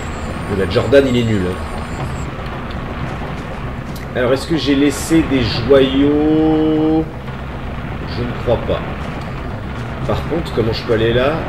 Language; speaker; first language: French; native; French